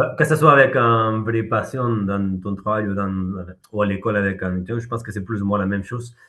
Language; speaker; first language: French; non-native, fluent; Spanish